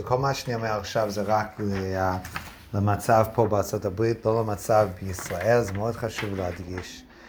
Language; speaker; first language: Hebrew; non-native, fluent; English